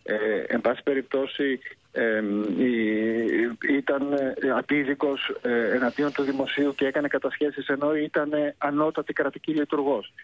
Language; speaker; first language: Greek; native; Greek